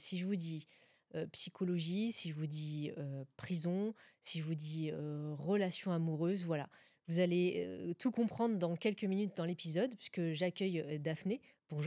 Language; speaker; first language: French; native; French